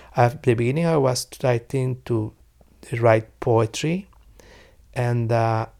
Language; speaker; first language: English; non-native, learner; Spanish